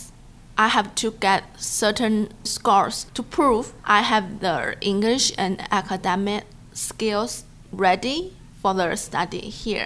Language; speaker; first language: English; non-native, learner; Chinese